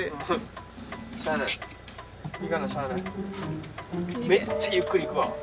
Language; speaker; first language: Japanese; native; Japanese